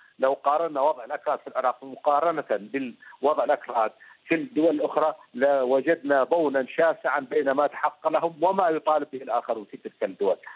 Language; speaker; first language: Arabic; native; Arabic